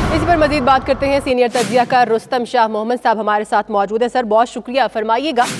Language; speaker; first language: Urdu; native; Urdu